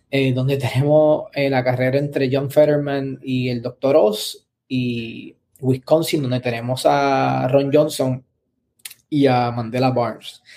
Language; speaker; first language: Spanish; native; Spanish